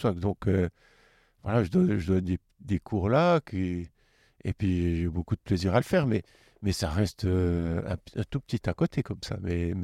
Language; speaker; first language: French; native; French